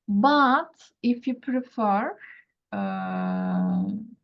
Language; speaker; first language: English; non-native, learner; Turkish